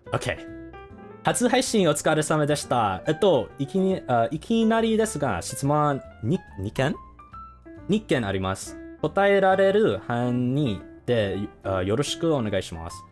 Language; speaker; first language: Japanese; non-native, learner; English